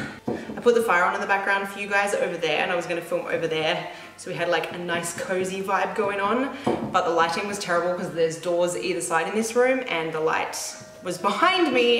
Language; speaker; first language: English; native; English